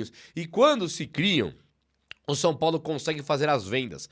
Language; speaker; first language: Portuguese; native; Portuguese